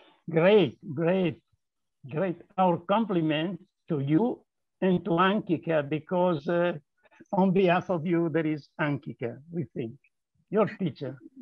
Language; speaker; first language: English; non-native, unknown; Italian